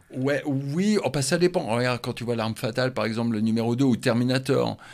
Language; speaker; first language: French; native; French